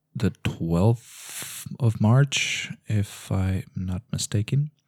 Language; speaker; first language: English; non-native, fluent; Portuguese